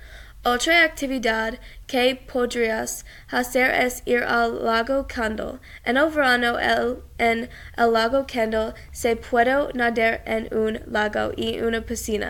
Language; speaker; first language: Spanish; non-native, learner; English